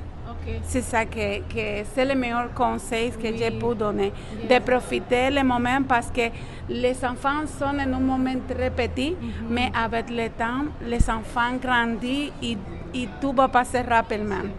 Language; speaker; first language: French; non-native, learner; Spanish